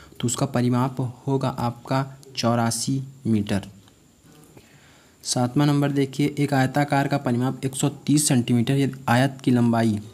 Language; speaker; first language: Hindi; native; Hindi